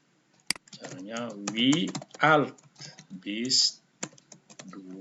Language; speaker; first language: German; non-native, fluent; Indonesian